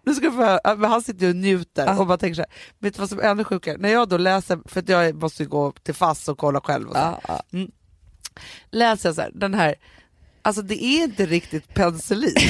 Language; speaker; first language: Swedish; native; Swedish